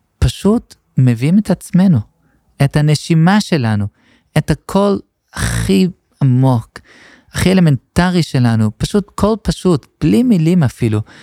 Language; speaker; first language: Hebrew; non-native, fluent; English